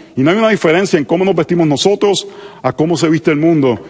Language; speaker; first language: Spanish; native; Spanish